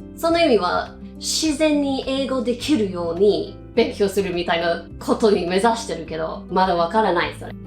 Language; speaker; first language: Japanese; non-native, learner; English